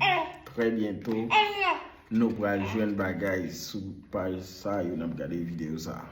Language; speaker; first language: French; non-native, learner; Haitian Creole